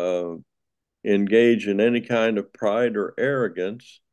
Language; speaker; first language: English; native; English